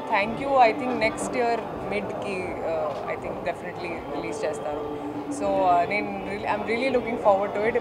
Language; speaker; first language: Telugu; non-native, fluent; Hindi